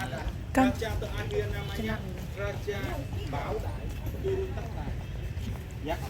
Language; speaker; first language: Indonesian; non-native, fluent; Vietnamese